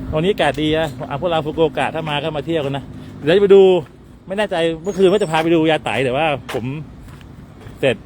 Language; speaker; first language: Thai; native; Thai